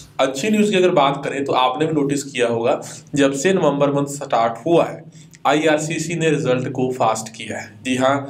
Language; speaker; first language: Hindi; non-native, local second language; Punjabi